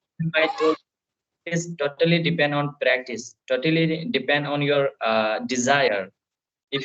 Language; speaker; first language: English; non-native, fluent; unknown